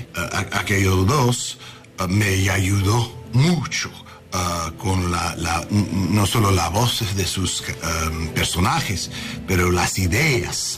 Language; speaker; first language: Spanish; non-native, learner; English